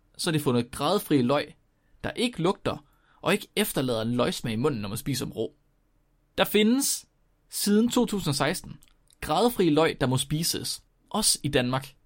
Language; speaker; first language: Danish; native; Danish